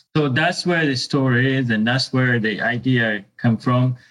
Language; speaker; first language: English; non-native, local second language; Ganda